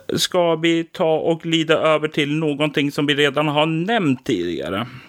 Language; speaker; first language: Swedish; native; Swedish